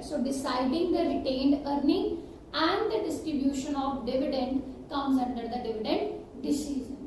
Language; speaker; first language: English; non-native, local second language; Hindi